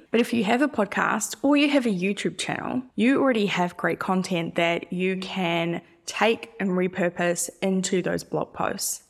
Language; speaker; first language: English; native; English